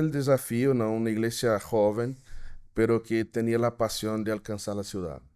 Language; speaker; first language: Spanish; non-native, fluent; Portuguese